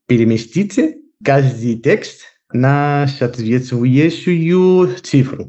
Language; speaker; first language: Russian; non-native, learner; Spanish